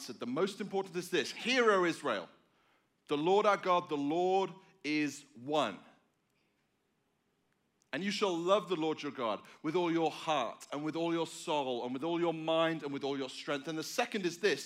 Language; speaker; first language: English; native; English